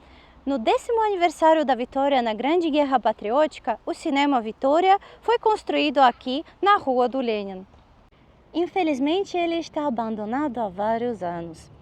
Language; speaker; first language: Portuguese; non-native, fluent; Russian